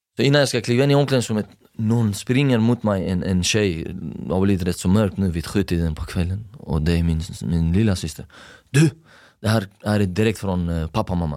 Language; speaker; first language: Swedish; non-native, fluent; Persian